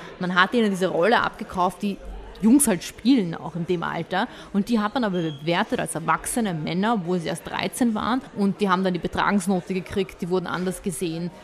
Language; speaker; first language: German; early bilingual, other home language; Bosnian